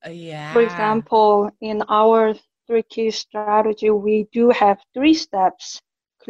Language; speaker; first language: English; non-native, fluent; Korean